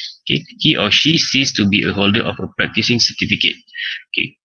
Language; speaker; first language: English; non-native, local second language; Malay